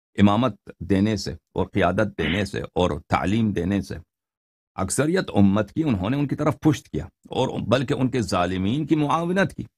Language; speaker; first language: Urdu; non-native, fluent; Persian